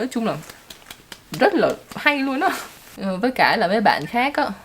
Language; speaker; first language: Vietnamese; native; Vietnamese